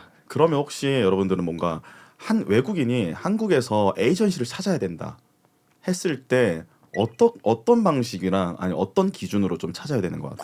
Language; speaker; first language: Korean; native; Korean